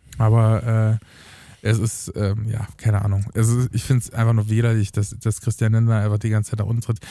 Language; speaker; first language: German; early bilingual, other home language; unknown